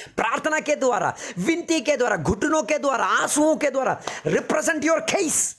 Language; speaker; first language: Hindi; non-native, local second language; Telugu